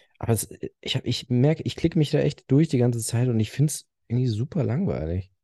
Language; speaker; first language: German; early bilingual, other home language; Arabic